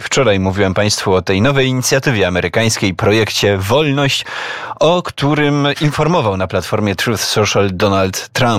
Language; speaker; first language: Polish; native; Polish